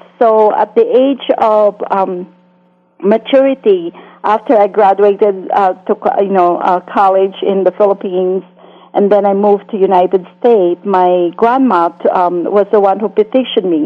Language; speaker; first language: English; non-native, local second language; Filipino